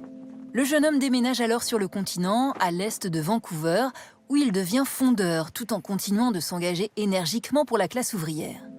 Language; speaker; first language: French; native; French